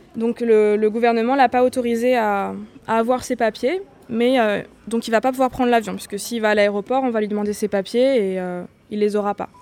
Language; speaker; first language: French; native; French